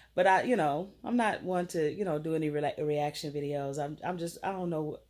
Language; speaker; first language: English; native; English